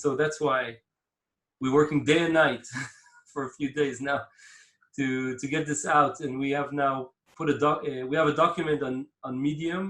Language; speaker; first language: English; non-native, fluent; Hebrew